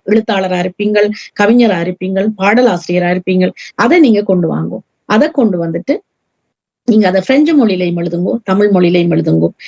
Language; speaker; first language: Tamil; early bilingual, heritage; Tamil